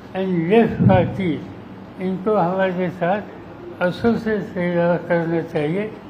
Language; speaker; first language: Hindi; non-native, local second language; Marathi